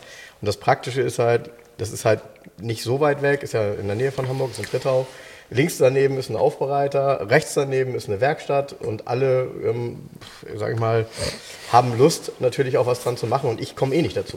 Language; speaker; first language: German; native; German